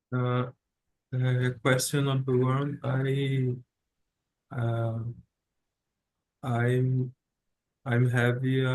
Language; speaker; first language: English; non-native, learner; Portuguese